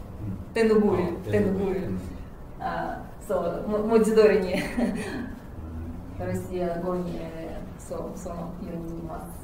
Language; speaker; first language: Japanese; non-native, fluent; Russian